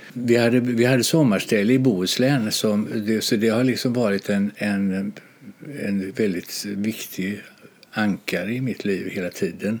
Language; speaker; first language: Swedish; native; Swedish